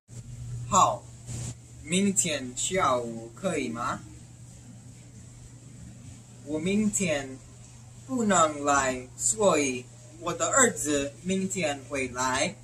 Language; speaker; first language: Chinese; non-native, learner; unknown